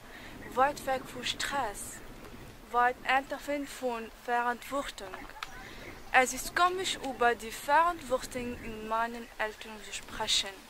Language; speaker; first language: German; non-native, learner; Arabic